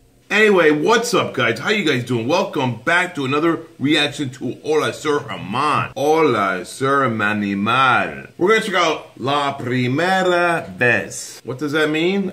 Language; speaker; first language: English; native; English